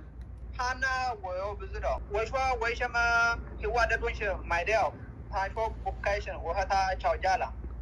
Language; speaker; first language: Chinese; non-native, learner; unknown